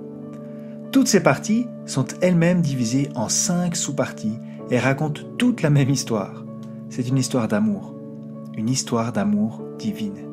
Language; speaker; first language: French; native; French